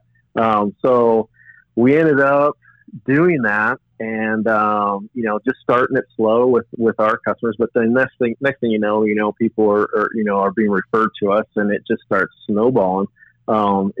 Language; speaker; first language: English; native; English